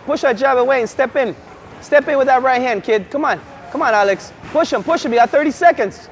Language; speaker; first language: English; native; English